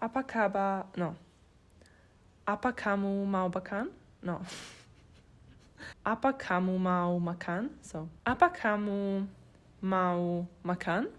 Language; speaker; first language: Indonesian; non-native, learner; Italian